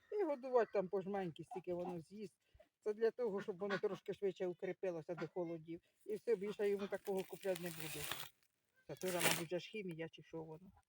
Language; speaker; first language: Ukrainian; native; Ukrainian